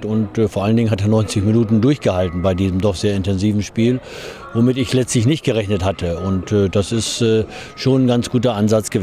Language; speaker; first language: German; native; German